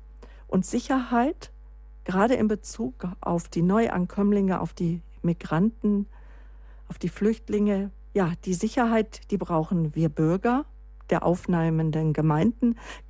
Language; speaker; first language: German; native; German